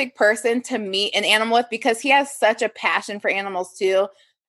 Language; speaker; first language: English; native; English